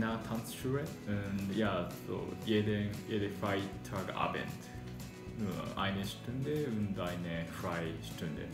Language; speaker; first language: German; non-native, learner; Japanese